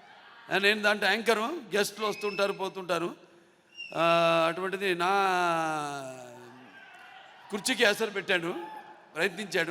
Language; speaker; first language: Telugu; native; Telugu